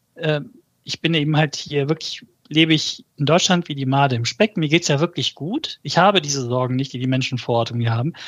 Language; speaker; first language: German; early bilingual, other home language; Turkish